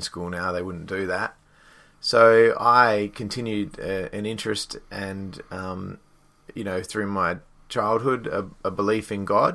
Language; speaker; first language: English; native; English